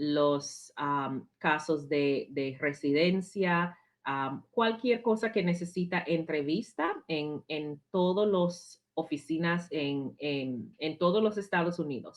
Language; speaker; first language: Spanish; non-native, fluent; English